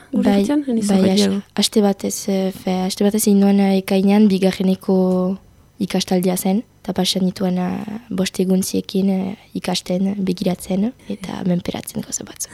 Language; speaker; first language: Basque; non-native, local second language; French